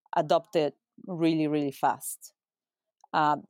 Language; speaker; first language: English; non-native, fluent; Spanish